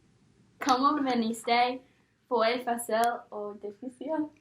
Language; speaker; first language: Spanish; non-native, learner; English